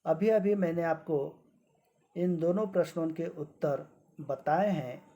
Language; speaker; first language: Hindi; non-native, local second language; Marathi